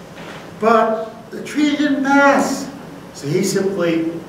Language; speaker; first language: English; native; English